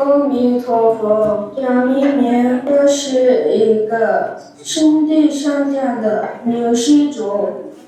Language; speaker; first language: Chinese; non-native, learner; Mongolian